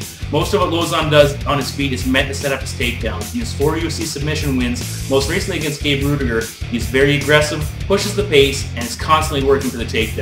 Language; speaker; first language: English; native; English